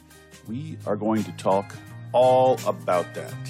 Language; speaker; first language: English; native; English